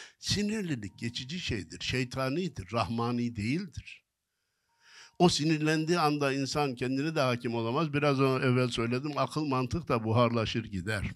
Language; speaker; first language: Turkish; native; Turkish